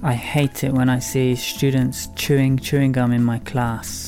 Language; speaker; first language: English; native; English